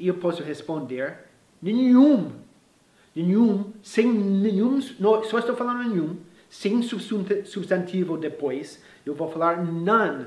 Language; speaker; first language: Portuguese; non-native, fluent; English